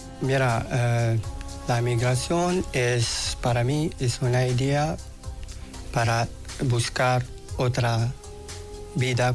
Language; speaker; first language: Spanish; non-native, learner; Arabic